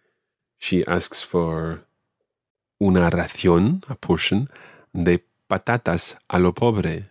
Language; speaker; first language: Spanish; non-native, fluent; English